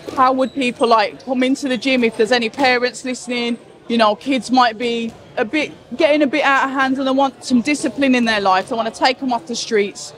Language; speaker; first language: English; native; English